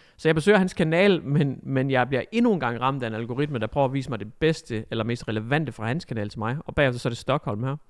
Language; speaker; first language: Danish; native; Danish